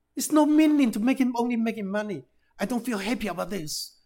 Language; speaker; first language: English; non-native, fluent; Chinese